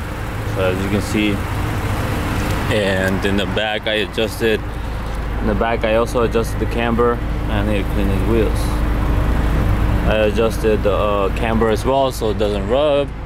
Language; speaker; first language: English; native; English